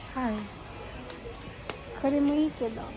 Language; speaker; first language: Japanese; non-native, learner; Nepali